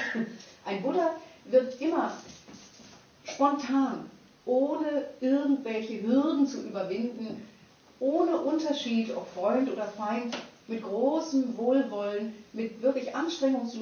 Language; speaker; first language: German; native; German